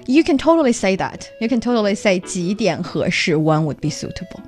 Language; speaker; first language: English; non-native, fluent; Chinese